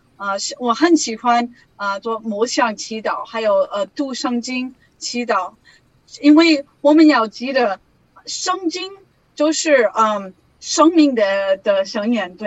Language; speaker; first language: Chinese; non-native, learner; English